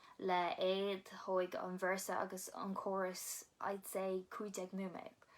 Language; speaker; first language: Irish; native; Irish